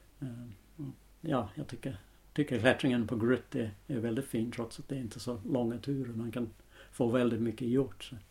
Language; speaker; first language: Swedish; non-native, fluent; English